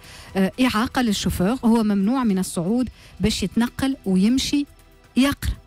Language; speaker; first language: Arabic; native; Arabic